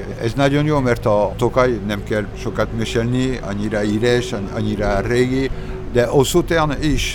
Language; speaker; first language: Hungarian; non-native, learner; French